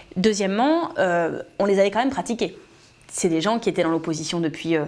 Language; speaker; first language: French; native; French